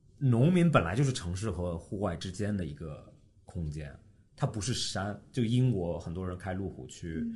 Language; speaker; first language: Chinese; early bilingual, heritage; Chinese